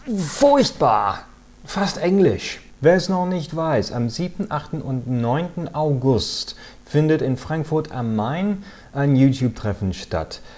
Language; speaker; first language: German; non-native, fluent; English